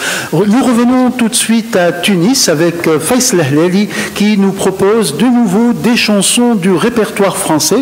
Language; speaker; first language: French; non-native, local second language; Arabic